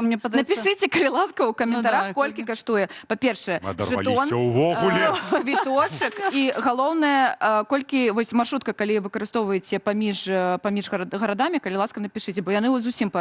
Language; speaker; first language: Belarusian; native; Belarusian